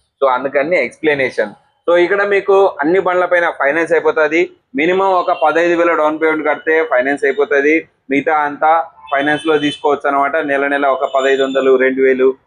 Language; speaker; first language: Telugu; native; Telugu